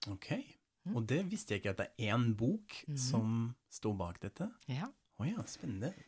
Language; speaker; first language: Norwegian; non-native, fluent; German